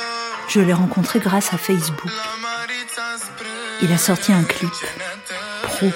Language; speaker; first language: French; native; French